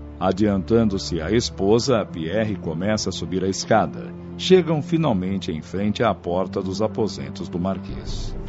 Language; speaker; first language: Portuguese; native; Portuguese